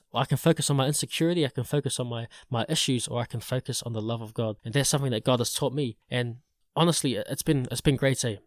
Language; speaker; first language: English; native; English